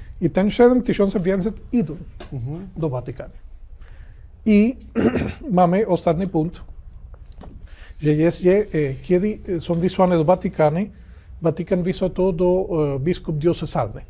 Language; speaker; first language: Polish; non-native, learner; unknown